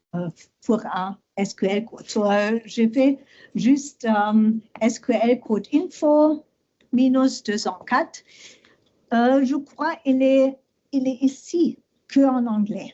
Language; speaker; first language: French; non-native, learner; German